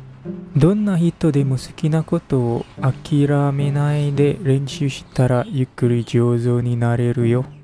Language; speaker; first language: Japanese; non-native, learner; English